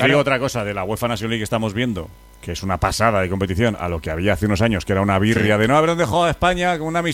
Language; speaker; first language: Spanish; native; Spanish